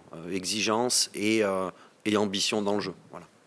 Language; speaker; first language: French; native; French